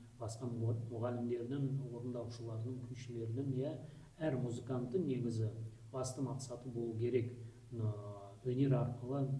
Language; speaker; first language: Kazakh; non-native, local second language; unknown